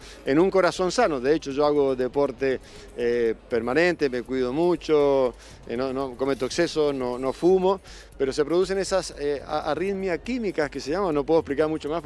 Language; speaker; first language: Spanish; native; Spanish